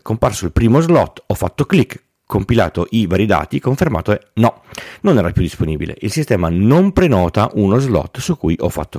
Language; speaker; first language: Italian; native; Italian